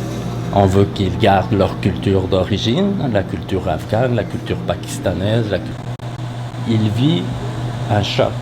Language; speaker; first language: French; non-native, fluent; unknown